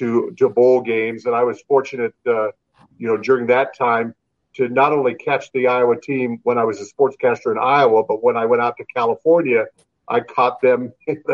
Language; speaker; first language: English; native; English